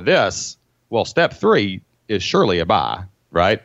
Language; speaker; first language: English; native; English